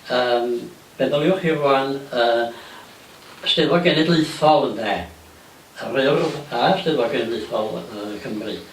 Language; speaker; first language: Welsh; native; Welsh